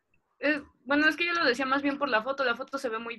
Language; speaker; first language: Spanish; native; Spanish